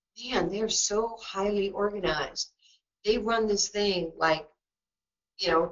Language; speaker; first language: English; native; English